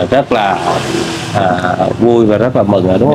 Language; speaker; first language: Vietnamese; native; Vietnamese